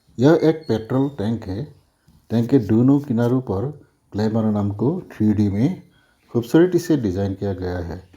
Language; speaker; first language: Hindi; non-native, local second language; Assamese